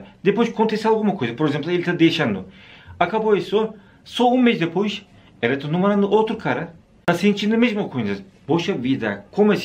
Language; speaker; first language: Portuguese; non-native, learner; Turkish